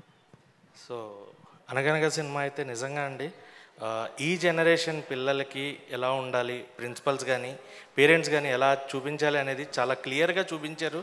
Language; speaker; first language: Telugu; native; Telugu